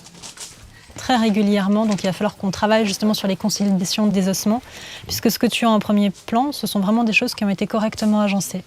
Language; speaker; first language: French; native; French